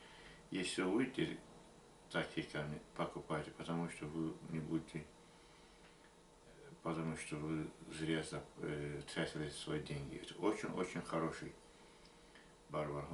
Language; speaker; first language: Russian; non-native, learner; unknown